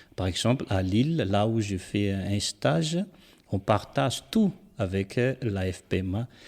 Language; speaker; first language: French; non-native, local second language; Malagasy